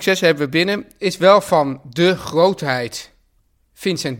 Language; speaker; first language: Dutch; native; Dutch